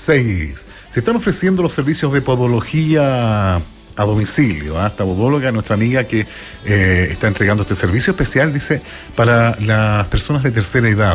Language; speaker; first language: Spanish; native; Spanish